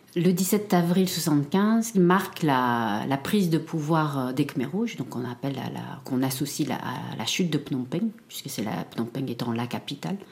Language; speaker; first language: French; early bilingual, other home language; Khmer